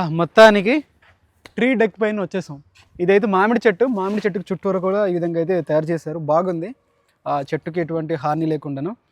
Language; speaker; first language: Telugu; native; Telugu